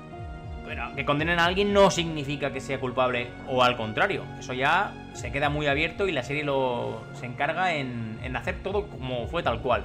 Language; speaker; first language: Spanish; native; Spanish